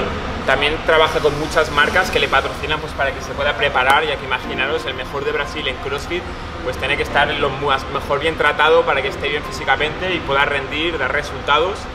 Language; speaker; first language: Spanish; native; Spanish